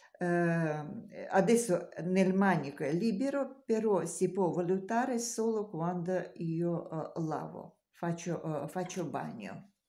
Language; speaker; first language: Italian; non-native, learner; Russian